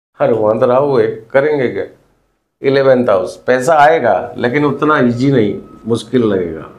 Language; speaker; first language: Hindi; non-native, local second language; Odia